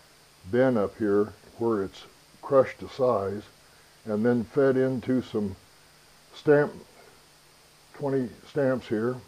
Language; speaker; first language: English; native; English